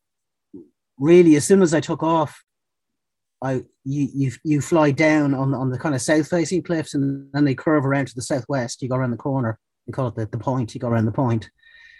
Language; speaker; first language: English; native; English